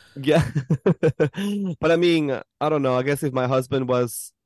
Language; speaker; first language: English; early bilingual, other home language; Spanish